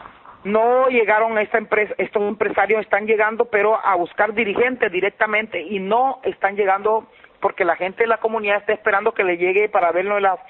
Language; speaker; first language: Spanish; native; Spanish